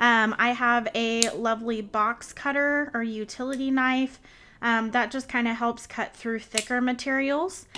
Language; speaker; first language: English; native; English